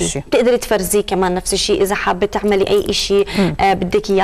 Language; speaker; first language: Arabic; native; Arabic